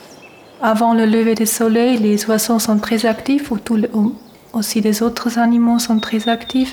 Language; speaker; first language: French; non-native, fluent; German